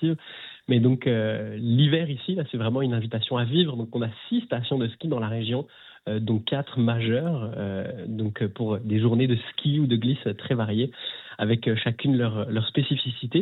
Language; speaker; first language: French; native; French